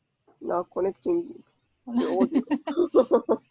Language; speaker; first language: English; non-native, learner; Japanese